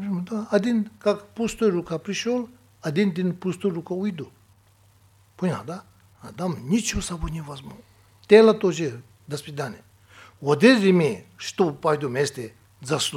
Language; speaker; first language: Russian; non-native, fluent; Tibetan